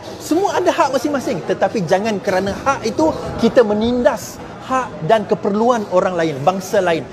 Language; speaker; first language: Malay; non-native, local second language; Chinese